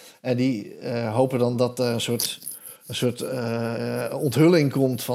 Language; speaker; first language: Dutch; native; Dutch